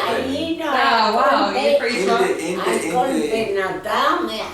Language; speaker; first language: Hebrew; non-native, learner; Arabic